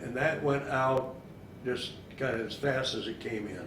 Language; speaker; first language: English; native; English